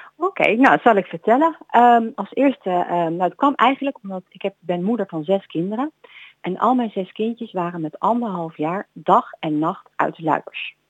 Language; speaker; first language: Dutch; native; Dutch